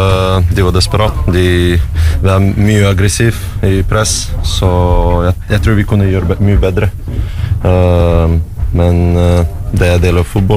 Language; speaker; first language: Norwegian; non-native, learner; Russian